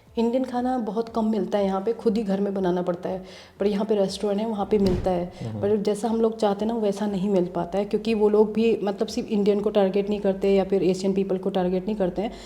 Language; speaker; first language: Hindi; native; Hindi